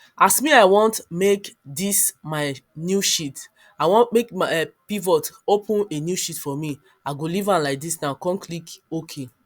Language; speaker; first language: Nigerian Pidgin; non-native, local second language; Yoruba